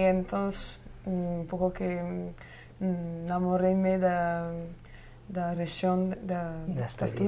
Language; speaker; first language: Spanish; non-native, learner; French